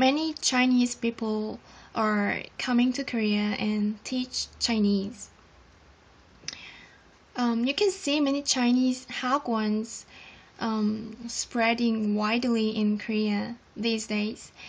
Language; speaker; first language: English; non-native, fluent; Korean